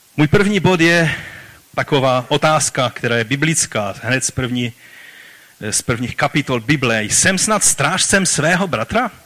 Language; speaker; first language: Czech; native; Czech